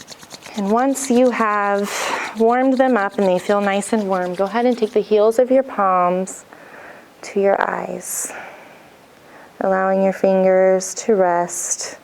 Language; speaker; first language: English; native; English